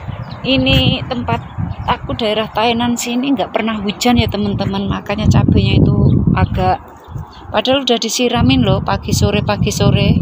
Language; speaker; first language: Indonesian; non-native, local second language; Javanese